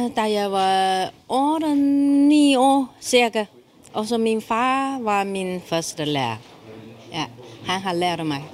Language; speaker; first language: Danish; non-native, learner; Chinese